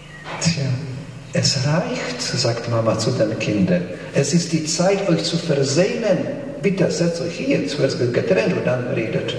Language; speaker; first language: German; non-native, fluent; Polish